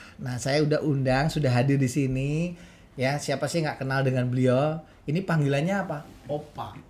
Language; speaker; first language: Indonesian; native; Indonesian